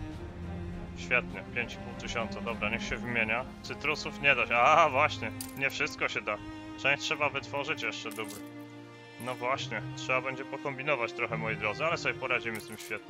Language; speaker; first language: Polish; native; Polish